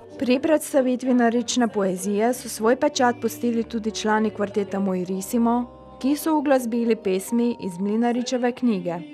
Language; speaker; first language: Slovenian; native; Slovenian